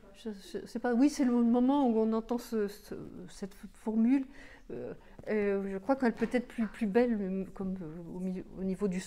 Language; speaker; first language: French; native; French